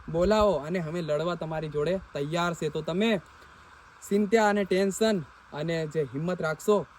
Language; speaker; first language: Gujarati; non-native, local second language; Bhili